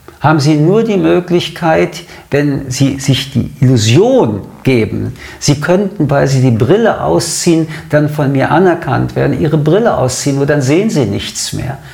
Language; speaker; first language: German; early bilingual, other home language; French